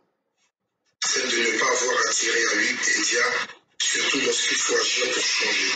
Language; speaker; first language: French; non-native, local second language; Lingala